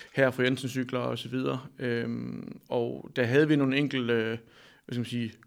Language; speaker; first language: Danish; native; Danish